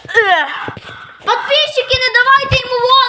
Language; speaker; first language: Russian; non-native, local second language; Ukrainian